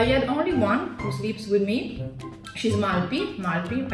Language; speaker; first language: English; non-native, fluent; Italian